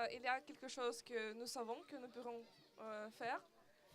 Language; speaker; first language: French; non-native, learner; Russian